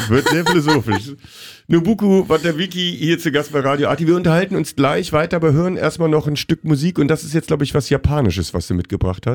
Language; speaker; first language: German; native; German